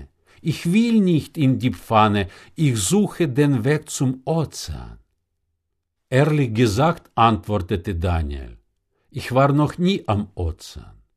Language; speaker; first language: German; non-native, fluent; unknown